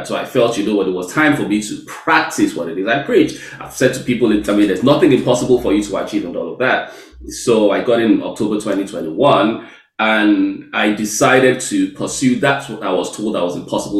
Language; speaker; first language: English; non-native, local second language; Yoruba